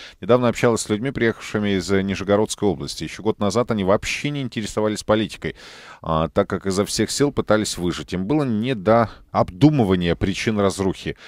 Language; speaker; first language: Russian; native; Russian